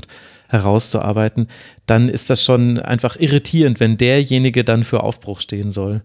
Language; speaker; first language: German; native; German